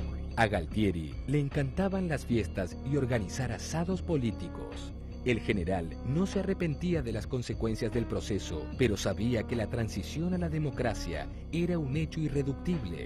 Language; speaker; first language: Spanish; native; Spanish